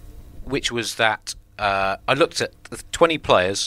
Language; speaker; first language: English; native; English